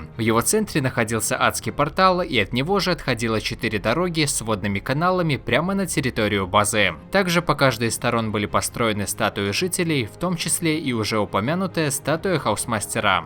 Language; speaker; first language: Russian; native; Russian